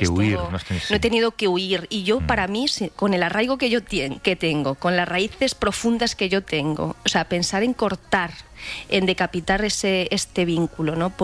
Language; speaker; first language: Spanish; native; Spanish